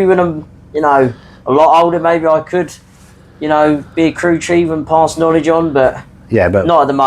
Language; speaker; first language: English; native; English